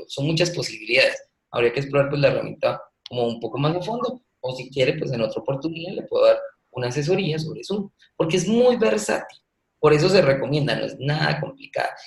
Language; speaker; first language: Spanish; native; Spanish